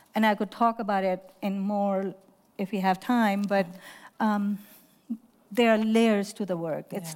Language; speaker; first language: English; non-native, local second language; Urdu